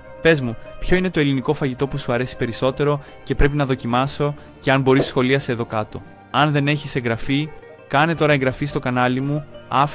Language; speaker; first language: Greek; non-native, learner; Portuguese